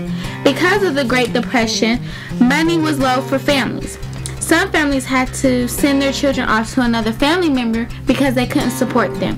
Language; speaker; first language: English; native; English